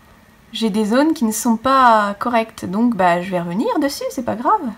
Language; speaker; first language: French; native; French